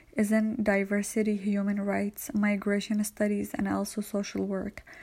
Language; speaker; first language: English; non-native, fluent; Arabic